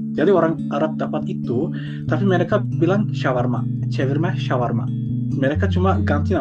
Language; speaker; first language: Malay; non-native, fluent; Turkish